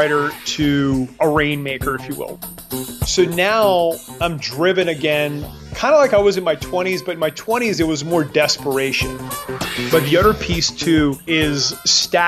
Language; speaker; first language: English; native; English